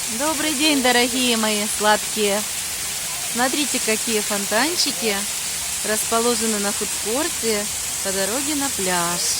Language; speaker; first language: Russian; native; Russian